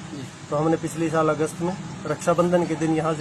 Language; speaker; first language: Hindi; native; Hindi